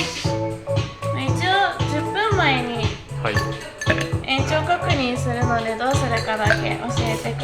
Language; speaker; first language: Japanese; native; Japanese